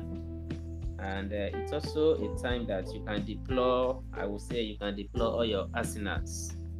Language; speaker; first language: English; non-native, local second language; Yoruba